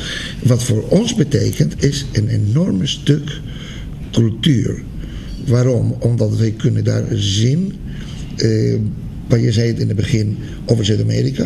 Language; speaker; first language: Dutch; non-native, fluent; Spanish